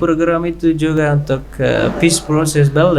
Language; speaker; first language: Indonesian; non-native, learner; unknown